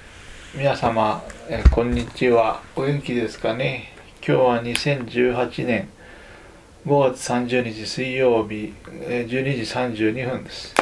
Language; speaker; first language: Japanese; native; Japanese